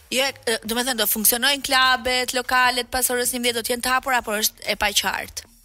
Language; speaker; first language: Albanian; native; Albanian